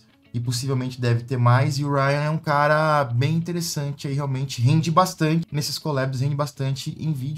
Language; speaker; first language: Portuguese; native; Portuguese